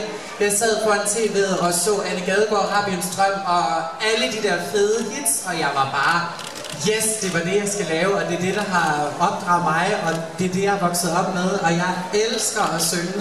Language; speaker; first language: Danish; native; Danish